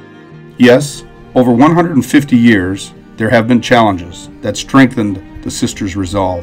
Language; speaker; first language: English; native; English